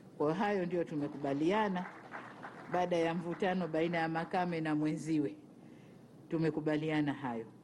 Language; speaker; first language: Swahili; native; Swahili